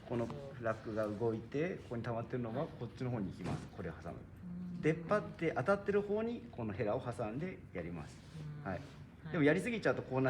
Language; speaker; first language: Japanese; native; Japanese